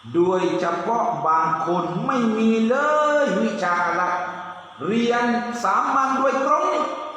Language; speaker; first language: Thai; non-native, local second language; Pattani Malay